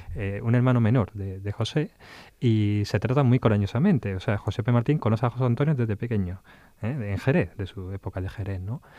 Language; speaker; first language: Spanish; native; Spanish